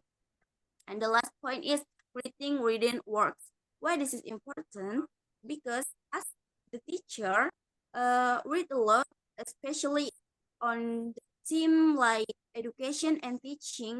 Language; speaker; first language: English; non-native, learner; Indonesian